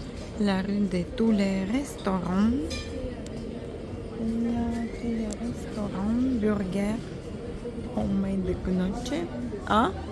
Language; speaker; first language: French; non-native, fluent; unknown